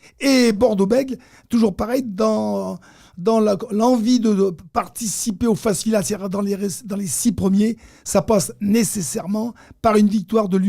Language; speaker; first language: French; native; French